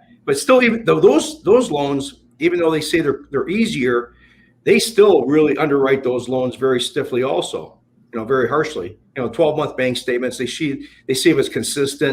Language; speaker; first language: English; native; English